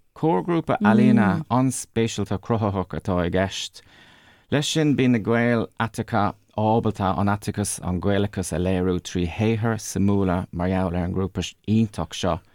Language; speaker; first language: Irish; non-native, local second language; English